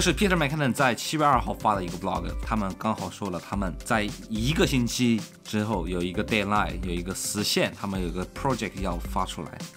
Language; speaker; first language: Chinese; native; Chinese